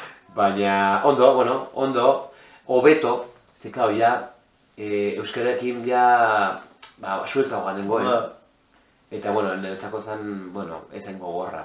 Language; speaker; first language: Basque; non-native, local second language; Spanish